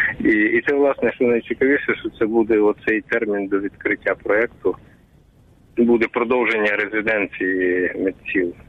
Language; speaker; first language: Ukrainian; early bilingual, heritage; Ukrainian